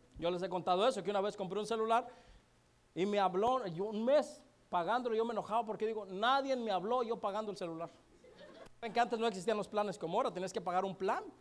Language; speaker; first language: Spanish; native; Spanish